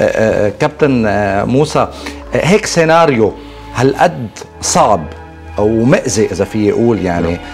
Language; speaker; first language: Arabic; native; Arabic